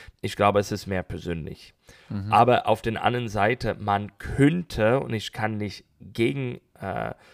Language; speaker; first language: German; non-native, learner; English